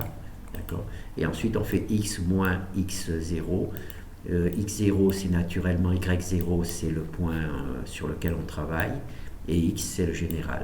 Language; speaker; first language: French; native; French